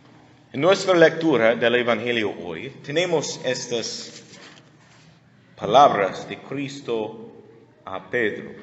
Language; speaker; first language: Spanish; non-native, fluent; English